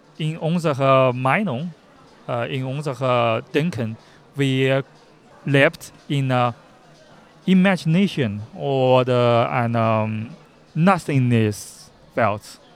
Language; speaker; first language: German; non-native, learner; Chinese